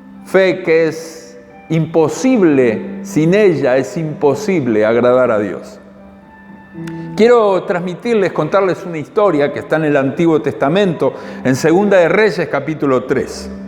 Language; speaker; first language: Spanish; native; Spanish